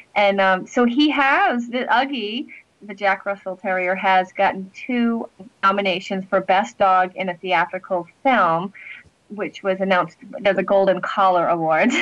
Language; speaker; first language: English; native; English